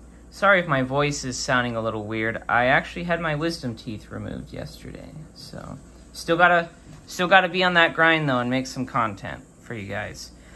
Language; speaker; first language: English; native; English